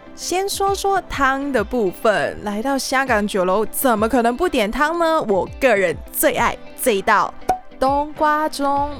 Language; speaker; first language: Chinese; non-native, fluent; Cantonese